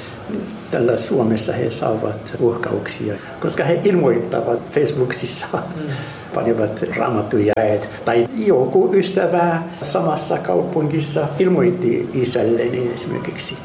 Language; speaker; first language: Finnish; non-native, learner; Arabic